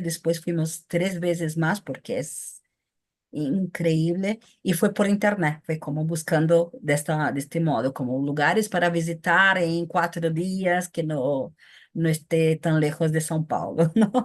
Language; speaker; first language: Spanish; non-native, fluent; Portuguese